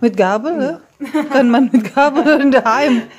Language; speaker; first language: German; non-native, learner; Indonesian